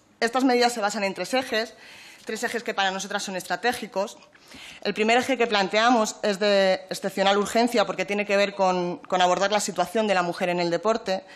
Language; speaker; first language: Spanish; native; Spanish